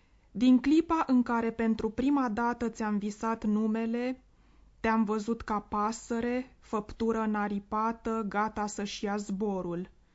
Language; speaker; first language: Romanian; native; Romanian